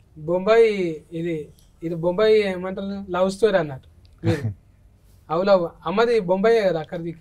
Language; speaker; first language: Telugu; native; Telugu